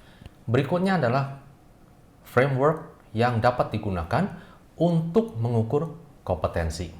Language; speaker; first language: Indonesian; native; Indonesian